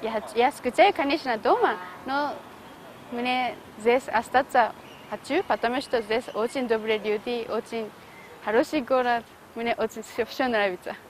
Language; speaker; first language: Russian; non-native, learner; Japanese